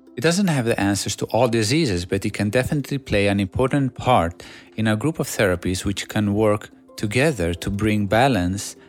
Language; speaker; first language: English; non-native, fluent; Swedish